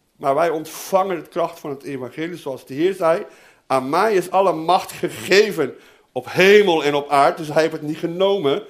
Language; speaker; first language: Dutch; non-native, fluent; Portuguese